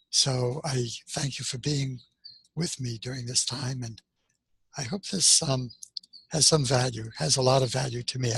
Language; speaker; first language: English; native; English